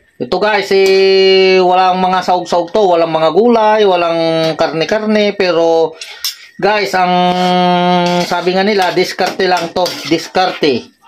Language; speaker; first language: Filipino; non-native, local second language; Iloko